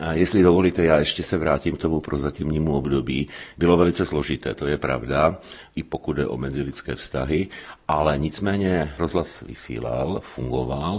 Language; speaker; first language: Czech; native; Czech